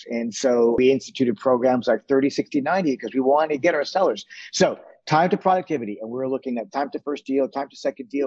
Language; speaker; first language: English; native; English